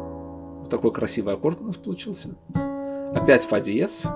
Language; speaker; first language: Russian; native; Russian